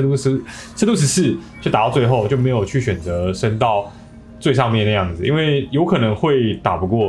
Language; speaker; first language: Chinese; native; Chinese